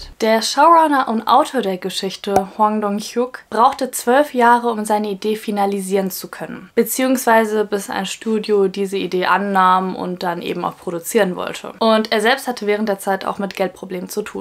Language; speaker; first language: German; native; German